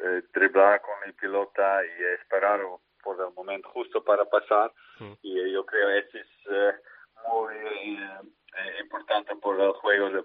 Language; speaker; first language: Spanish; non-native, fluent; Dutch